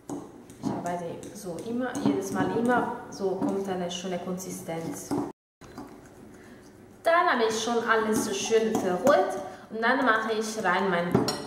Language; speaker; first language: German; non-native, learner; Italian